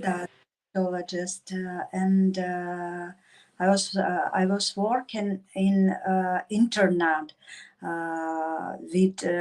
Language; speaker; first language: English; non-native, learner; Russian